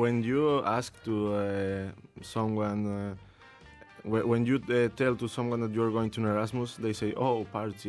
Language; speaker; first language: English; non-native, learner; Spanish